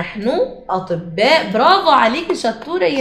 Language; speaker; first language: Arabic; native; Arabic